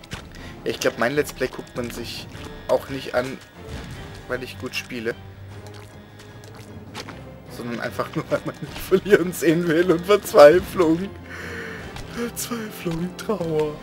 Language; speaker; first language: German; native; German